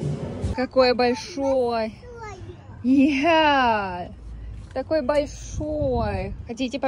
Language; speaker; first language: Russian; early bilingual, heritage; Russian